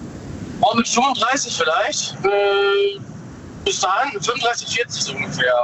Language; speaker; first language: German; native; German